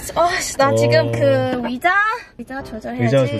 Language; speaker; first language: Korean; non-native, learner; Cantonese